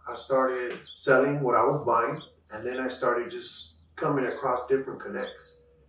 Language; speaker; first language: English; early bilingual, other home language; Spanish